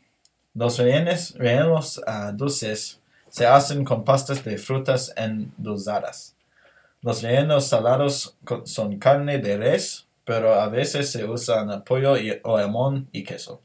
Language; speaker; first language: Spanish; non-native, learner; English